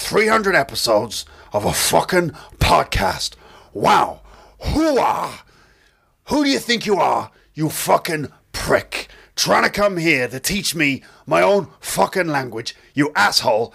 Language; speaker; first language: English; non-native, fluent; Japanese